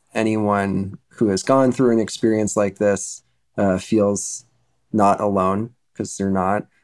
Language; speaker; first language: English; early bilingual, other home language; Russian